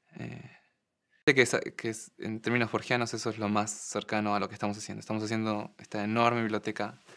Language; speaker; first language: Spanish; native; Spanish